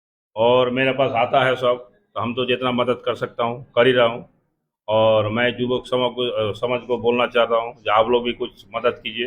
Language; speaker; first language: Hindi; non-native, local second language; Bangla